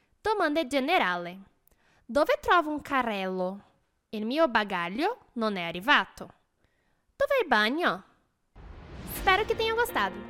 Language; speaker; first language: Italian; non-native, fluent; Portuguese